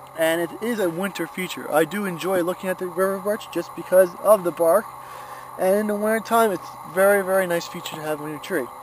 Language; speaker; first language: English; native; English